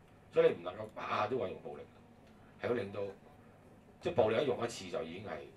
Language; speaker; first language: Cantonese; native; Cantonese